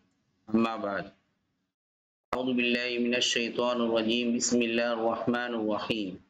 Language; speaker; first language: Arabic; non-native, fluent; Tamil